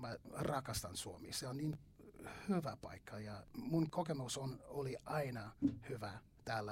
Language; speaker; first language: Finnish; non-native, learner; English